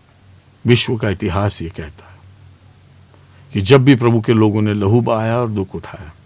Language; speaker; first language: Hindi; native; Hindi